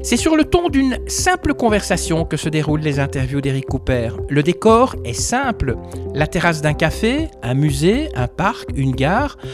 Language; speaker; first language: French; native; French